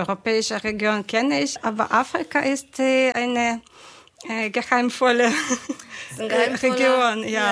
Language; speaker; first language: German; non-native, fluent; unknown